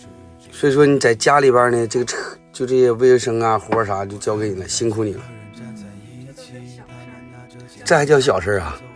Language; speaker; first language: Chinese; native; Chinese